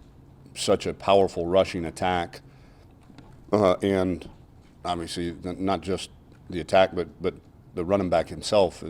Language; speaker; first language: English; native; English